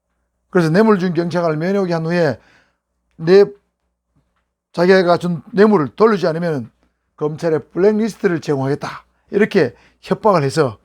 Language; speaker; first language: Korean; native; Korean